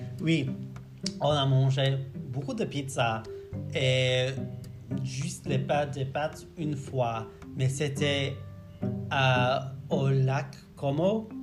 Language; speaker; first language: French; non-native, learner; English